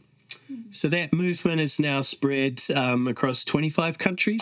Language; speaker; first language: English; native; English